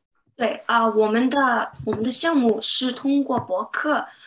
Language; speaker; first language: Chinese; early bilingual, heritage; Chinese